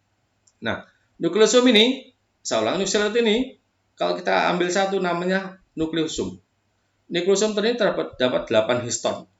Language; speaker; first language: Indonesian; native; Indonesian